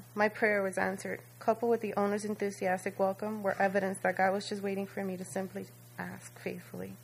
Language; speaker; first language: English; non-native, fluent; Spanish